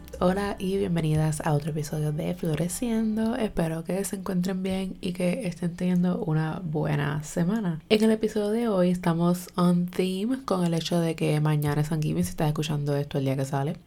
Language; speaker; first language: Spanish; native; Spanish